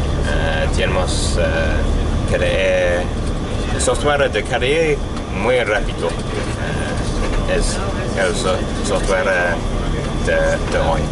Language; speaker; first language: Spanish; non-native, learner; English